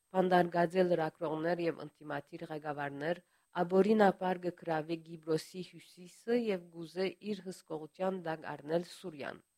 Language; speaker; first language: Armenian; early bilingual, heritage; Armenian